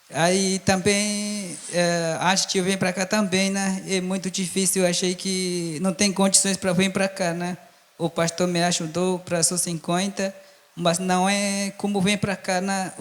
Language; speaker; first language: Portuguese; non-native, local second language; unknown